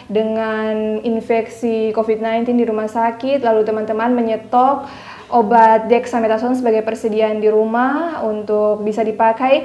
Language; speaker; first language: Indonesian; native; Indonesian